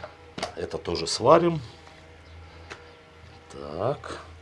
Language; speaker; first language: Russian; native; Russian